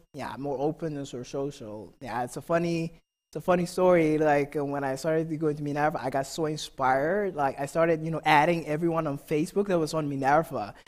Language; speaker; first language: English; non-native, fluent; Papiamento